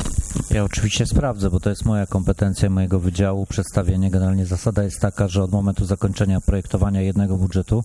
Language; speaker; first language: Polish; native; Polish